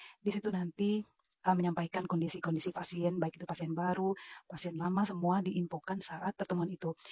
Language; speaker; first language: Indonesian; native; Indonesian